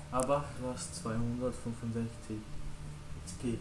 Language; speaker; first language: German; non-native, learner; Portuguese